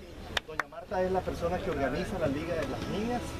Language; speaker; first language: Spanish; native; Spanish